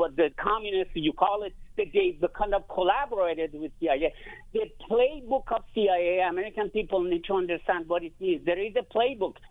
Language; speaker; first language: English; non-native, fluent; Persian